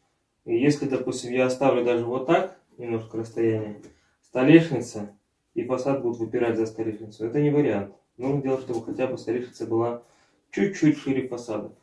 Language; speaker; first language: Russian; native; Russian